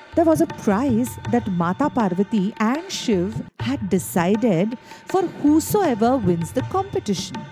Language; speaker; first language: English; non-native, local second language; Marathi